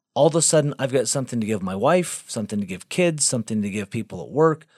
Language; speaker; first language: English; native; English